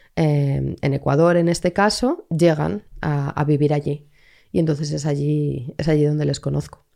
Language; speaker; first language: Spanish; native; Spanish